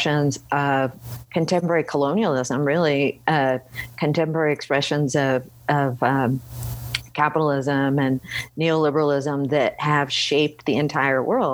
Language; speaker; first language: English; native; English